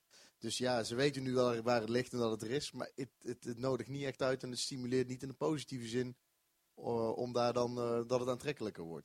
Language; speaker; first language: Dutch; native; Dutch